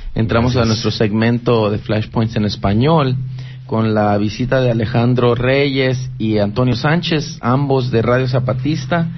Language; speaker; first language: Spanish; early bilingual, heritage; Spanish